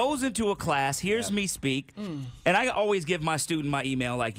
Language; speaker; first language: English; native; English